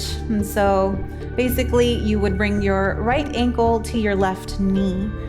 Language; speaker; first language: English; native; English